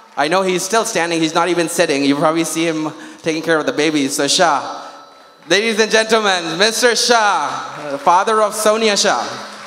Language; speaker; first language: English; non-native, local second language; Urdu